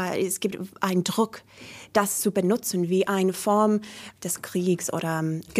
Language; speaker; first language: German; non-native, learner; English